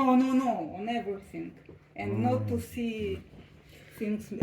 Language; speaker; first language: English; non-native, learner; Russian